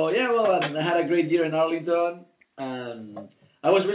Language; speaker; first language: English; non-native, fluent; Spanish